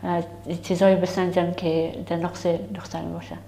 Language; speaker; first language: Persian; native; Persian